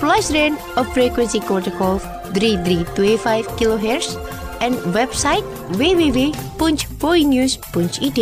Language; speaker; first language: Dutch; non-native, fluent; Indonesian